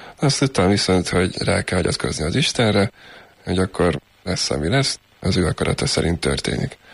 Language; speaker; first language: Hungarian; native; Hungarian